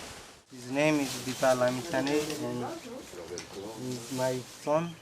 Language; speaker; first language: English; non-native, learner; Nepali